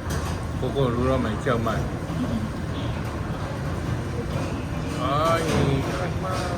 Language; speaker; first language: Japanese; native; Japanese